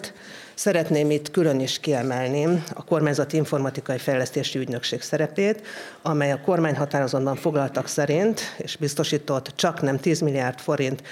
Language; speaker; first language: Hungarian; native; Hungarian